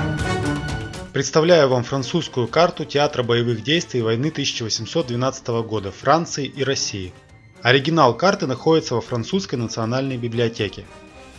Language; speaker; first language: Russian; native; Russian